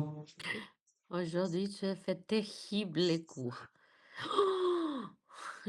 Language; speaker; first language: French; non-native, learner; Portuguese